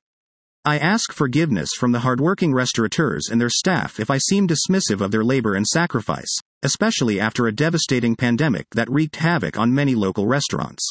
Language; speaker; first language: English; early bilingual, other home language; Persian